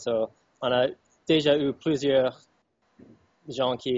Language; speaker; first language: French; non-native, fluent; English